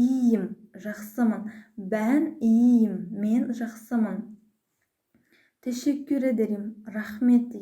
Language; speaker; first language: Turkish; non-native, fluent; Kazakh